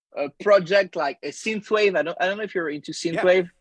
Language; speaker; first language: English; non-native, fluent; French